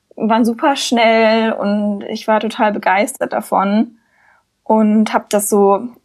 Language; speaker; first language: German; native; German